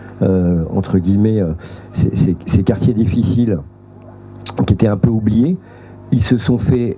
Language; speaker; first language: French; native; French